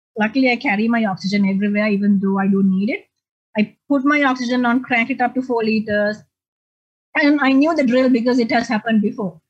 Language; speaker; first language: English; non-native, local second language; Sinhala